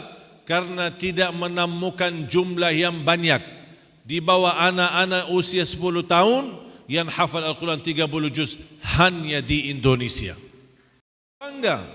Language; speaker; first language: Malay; non-native, fluent; Arabic